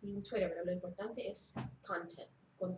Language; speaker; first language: Spanish; early bilingual, heritage; Spanish